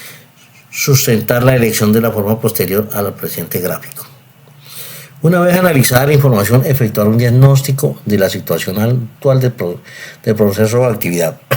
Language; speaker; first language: Spanish; native; Spanish